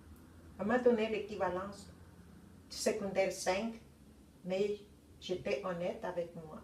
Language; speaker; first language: French; non-native, fluent; Spanish